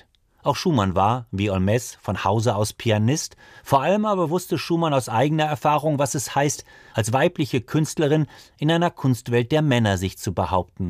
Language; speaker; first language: German; native; German